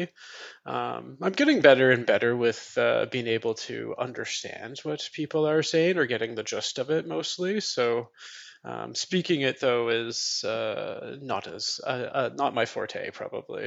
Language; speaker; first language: English; native; English